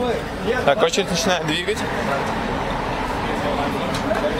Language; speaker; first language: Russian; native; Russian